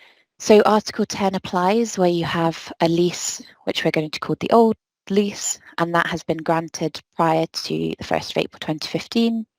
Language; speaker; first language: English; native; English